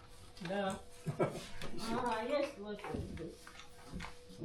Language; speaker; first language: Russian; non-native, learner; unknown